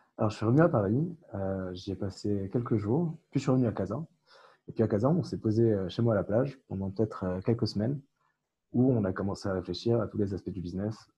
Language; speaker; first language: French; non-native, local second language; Arabic